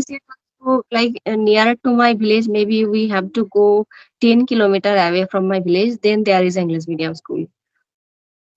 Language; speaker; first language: English; non-native, learner; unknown